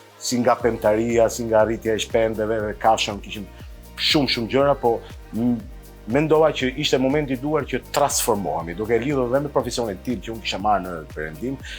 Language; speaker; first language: Albanian; native; Albanian